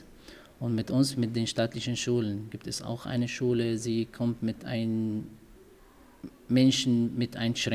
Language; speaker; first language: German; non-native, learner; Arabic